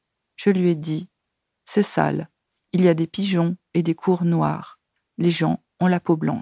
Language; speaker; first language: French; native; French